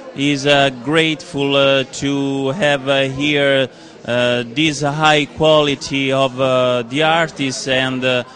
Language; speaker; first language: English; non-native, fluent; Italian